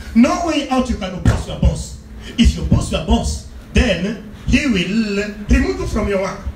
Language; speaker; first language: English; non-native, local second language; Swahili